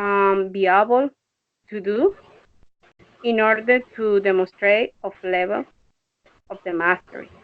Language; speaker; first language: English; non-native, learner; Spanish